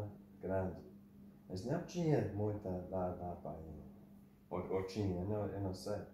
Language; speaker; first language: Portuguese; non-native, learner; English